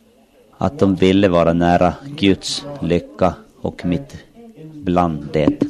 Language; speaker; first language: Swedish; non-native, local second language; Finnish